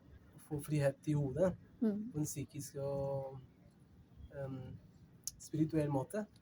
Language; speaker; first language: Norwegian; non-native, fluent; Spanish